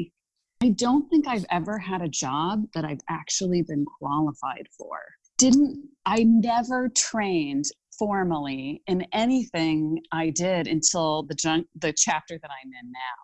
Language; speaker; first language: English; native; English